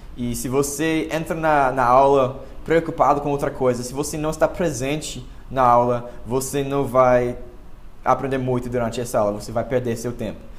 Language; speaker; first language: Portuguese; non-native, fluent; English